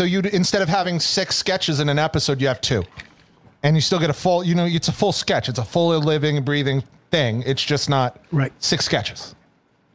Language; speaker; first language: English; native; English